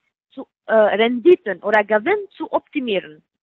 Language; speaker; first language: German; non-native, learner; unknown